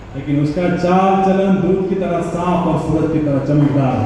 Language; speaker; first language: Hindi; non-native, local second language; Marathi